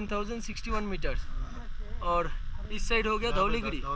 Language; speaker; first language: Hindi; non-native, local second language; Bangla